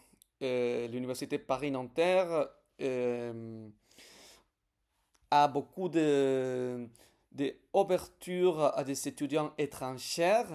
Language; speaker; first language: French; non-native, fluent; Spanish